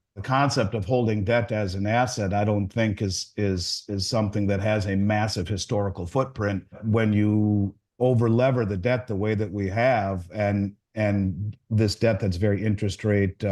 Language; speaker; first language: English; native; English